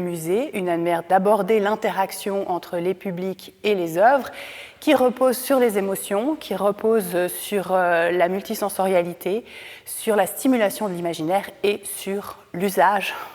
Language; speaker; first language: French; native; French